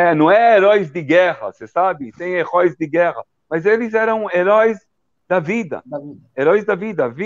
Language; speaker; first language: Portuguese; early bilingual, heritage; Portuguese